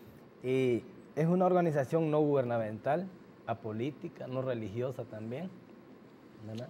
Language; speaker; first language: Spanish; native; Spanish